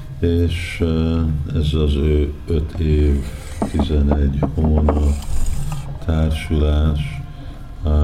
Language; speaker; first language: Hungarian; early bilingual, heritage; Hungarian